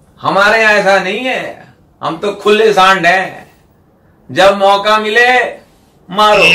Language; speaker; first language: Hindi; native; Hindi